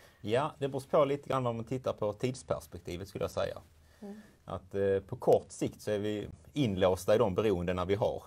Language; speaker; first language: Swedish; native; Swedish